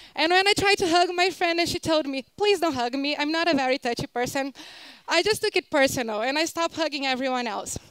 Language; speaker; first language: English; non-native, fluent; Portuguese